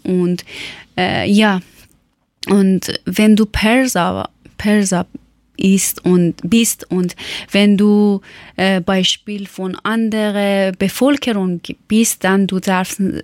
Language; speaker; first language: German; non-native, learner; Persian